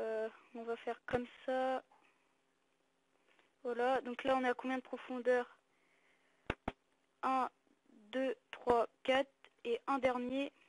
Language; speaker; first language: French; native; French